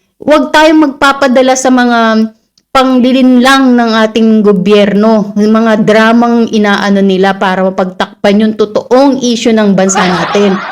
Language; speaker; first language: Filipino; non-native, local second language; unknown